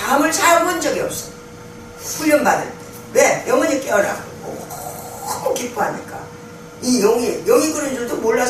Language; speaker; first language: Korean; native; Korean